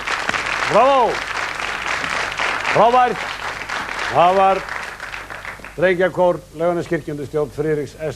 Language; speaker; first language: Icelandic; native; Icelandic